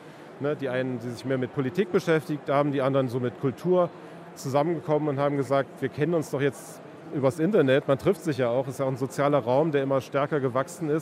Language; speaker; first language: German; native; German